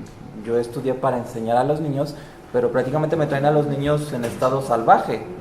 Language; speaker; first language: Spanish; native; Spanish